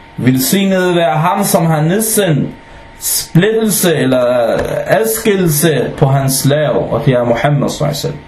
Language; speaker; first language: Danish; non-native, fluent; Arabic